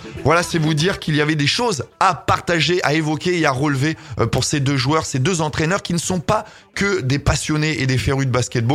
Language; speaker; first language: French; native; French